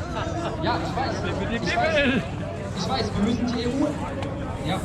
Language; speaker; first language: German; native; German